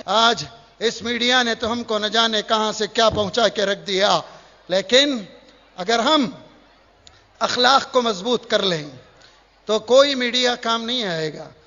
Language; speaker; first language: Urdu; native; Urdu